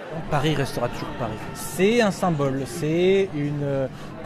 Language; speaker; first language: French; native; French